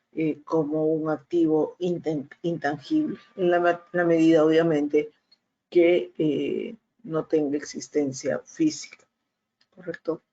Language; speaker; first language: Spanish; native; Spanish